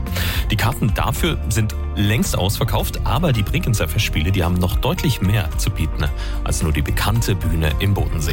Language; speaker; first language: German; native; German